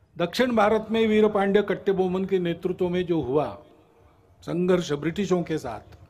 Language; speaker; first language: Hindi; non-native, local second language; Marathi